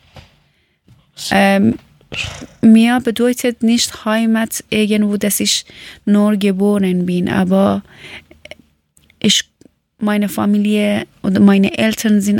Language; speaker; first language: German; non-native, learner; Persian